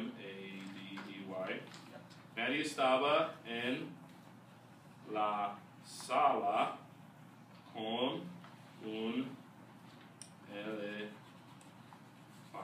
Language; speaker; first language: Spanish; non-native, fluent; English